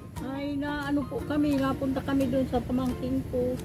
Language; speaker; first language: Filipino; non-native, local second language; Bikol